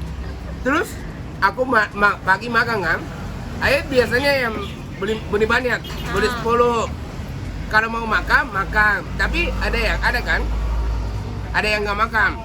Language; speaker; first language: Indonesian; non-native, fluent; Japanese